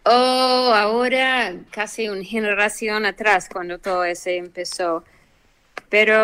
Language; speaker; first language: Spanish; non-native, fluent; English